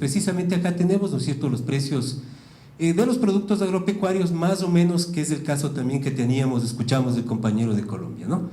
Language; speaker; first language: Spanish; native; Spanish